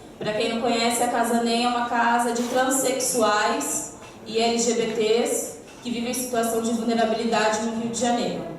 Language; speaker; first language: Portuguese; native; Portuguese